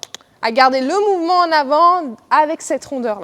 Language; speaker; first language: French; native; French